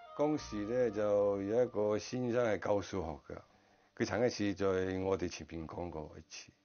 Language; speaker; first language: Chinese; non-native, local second language; Cantonese